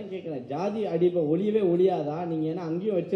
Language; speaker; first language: Tamil; native; Tamil